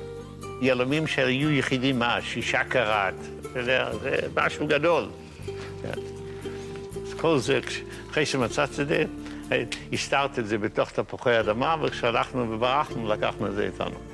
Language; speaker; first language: Hebrew; non-native, fluent; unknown